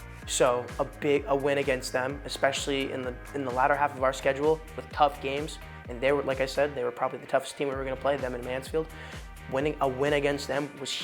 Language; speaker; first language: English; native; English